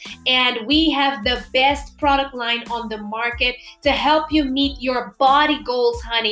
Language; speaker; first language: English; non-native, fluent; Papiamento